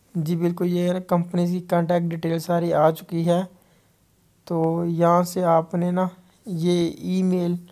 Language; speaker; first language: Urdu; non-native, local second language; Punjabi